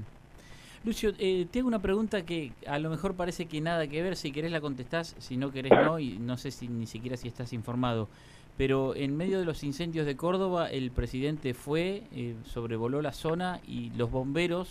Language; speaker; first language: Spanish; native; Spanish